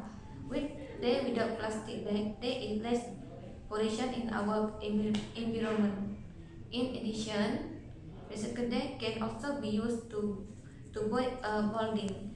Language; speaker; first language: English; non-native, learner; Malay